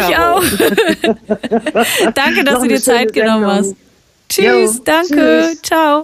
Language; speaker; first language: German; native; German